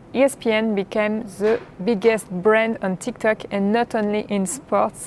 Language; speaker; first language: English; non-native, learner; French